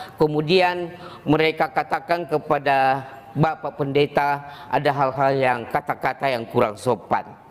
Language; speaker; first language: Indonesian; native; Indonesian